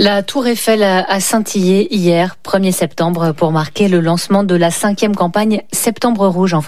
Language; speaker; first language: French; native; French